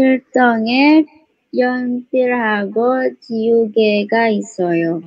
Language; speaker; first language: Korean; non-native, learner; Indonesian